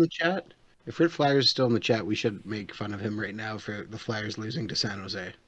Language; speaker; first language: English; native; English